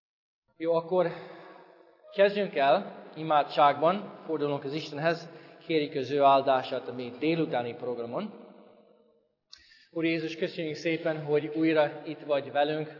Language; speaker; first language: Hungarian; non-native, fluent; English